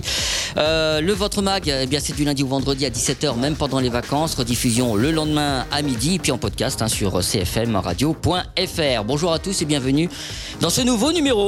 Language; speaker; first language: French; native; French